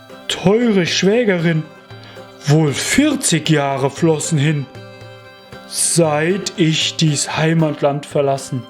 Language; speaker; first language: German; native; German